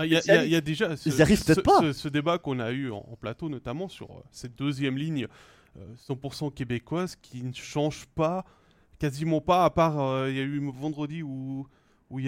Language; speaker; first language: French; native; French